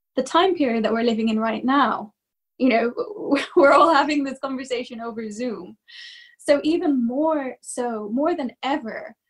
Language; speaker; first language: English; native; English